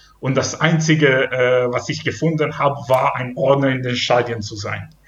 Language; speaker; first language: German; non-native, fluent; Hebrew